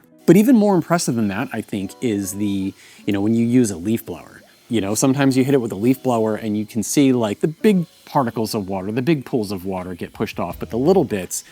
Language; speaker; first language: English; native; English